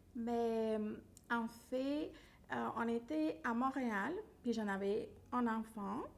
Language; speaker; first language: French; non-native, fluent; Spanish